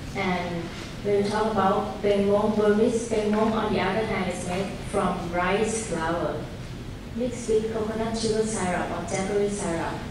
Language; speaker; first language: English; non-native, fluent; Thai